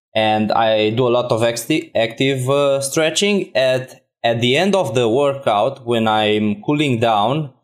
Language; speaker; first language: English; non-native, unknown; Romanian